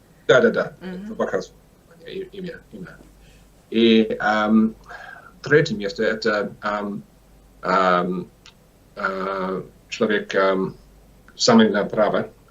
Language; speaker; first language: Russian; non-native, learner; English